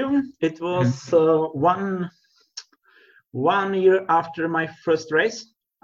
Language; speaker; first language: English; non-native, learner; Czech